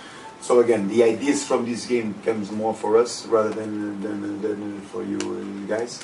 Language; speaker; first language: English; non-native, fluent; Portuguese